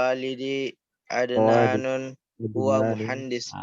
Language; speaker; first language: Arabic; non-native, learner; Indonesian